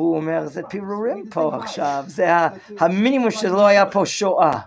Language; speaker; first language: Hebrew; non-native, fluent; English